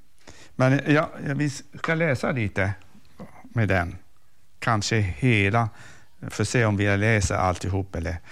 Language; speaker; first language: Swedish; non-native, fluent; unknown